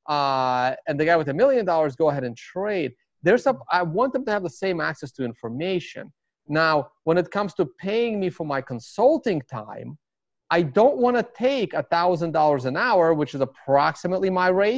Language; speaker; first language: English; early bilingual, other home language; Russian